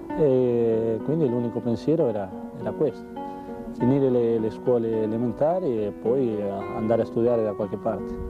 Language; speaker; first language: Italian; non-native, fluent; Spanish